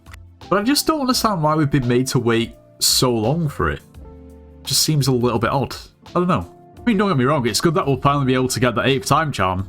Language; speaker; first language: English; native; English